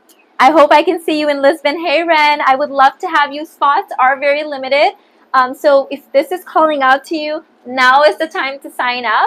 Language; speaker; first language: English; early bilingual, other home language; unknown